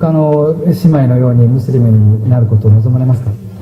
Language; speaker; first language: Japanese; native; Japanese